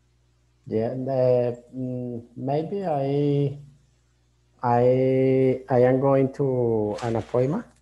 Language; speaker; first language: English; non-native, learner; Spanish